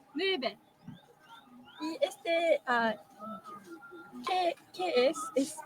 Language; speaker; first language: Spanish; non-native, learner; Japanese